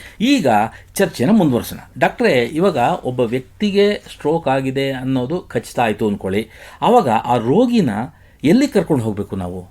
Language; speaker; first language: Kannada; native; Kannada